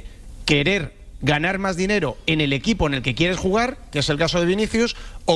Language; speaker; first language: Spanish; native; Spanish